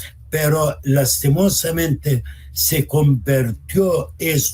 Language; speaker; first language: Spanish; non-native, fluent; Arabic